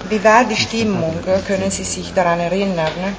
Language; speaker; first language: German; non-native, fluent; Italian